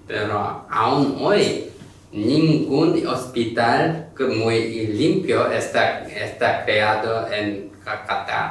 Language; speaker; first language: Spanish; non-native, learner; Korean